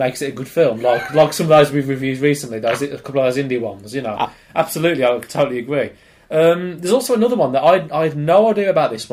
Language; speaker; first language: English; native; English